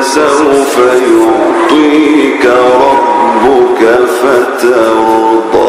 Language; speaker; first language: Arabic; native; Arabic